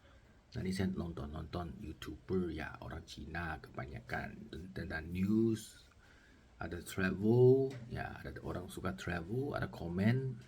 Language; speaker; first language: Indonesian; non-native, learner; Chinese